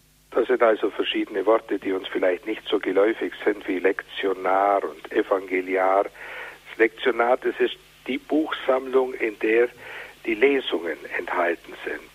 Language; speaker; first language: German; native; German